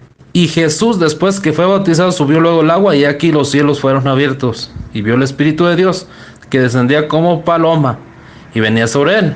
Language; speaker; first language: Spanish; native; Spanish